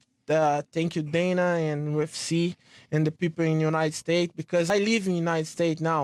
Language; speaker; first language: English; non-native, learner; Portuguese